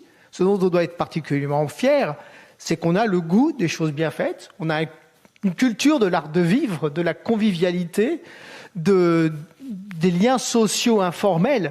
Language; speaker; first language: French; native; French